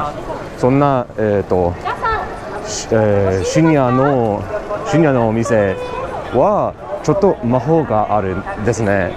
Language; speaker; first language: Japanese; non-native, learner; English